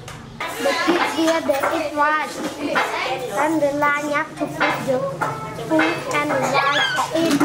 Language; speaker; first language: English; non-native, learner; Khmer